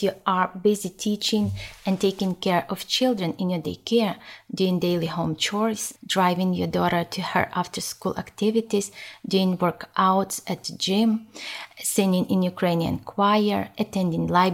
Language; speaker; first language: English; non-native, learner; Ukrainian